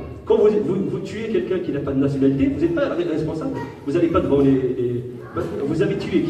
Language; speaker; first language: French; native; French